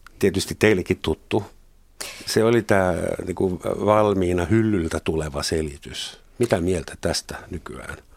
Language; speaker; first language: Finnish; non-native, fluent; German